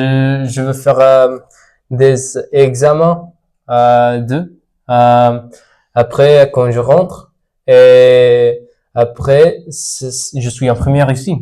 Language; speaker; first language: French; non-native, learner; Spanish